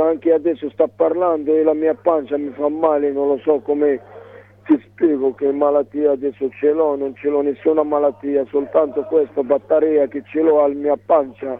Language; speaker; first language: Italian; non-native, learner; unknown